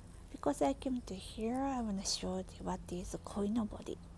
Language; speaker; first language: English; non-native, learner; Japanese